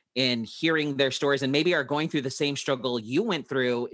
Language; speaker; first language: English; early bilingual, other home language; Filipino